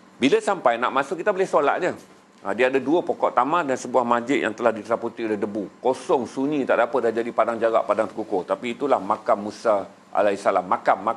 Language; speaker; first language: Malay; native; Malay